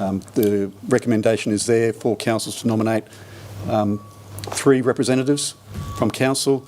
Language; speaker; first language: English; native; English